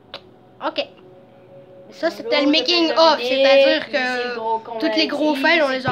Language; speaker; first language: French; native; French